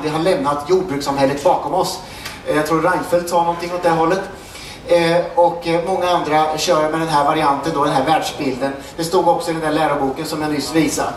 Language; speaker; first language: Swedish; native; Swedish